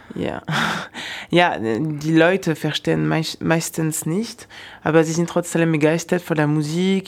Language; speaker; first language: German; non-native, fluent; French